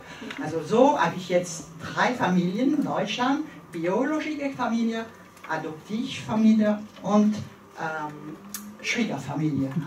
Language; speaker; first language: German; early bilingual, heritage; French